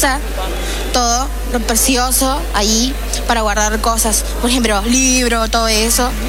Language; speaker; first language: Spanish; non-native, learner; Chinese